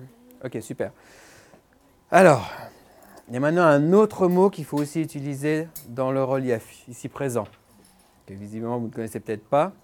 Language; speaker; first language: French; native; French